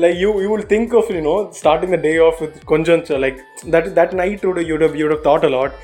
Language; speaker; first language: English; non-native, local second language; Tamil